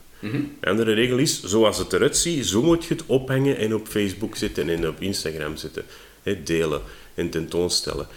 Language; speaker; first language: Dutch; native; Dutch